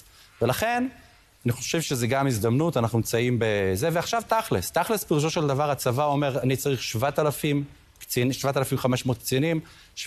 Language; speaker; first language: Hebrew; native; Hebrew